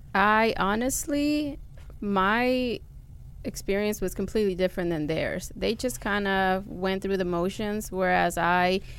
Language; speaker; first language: English; early bilingual, other home language; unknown